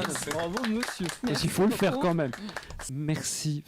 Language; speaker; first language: French; native; French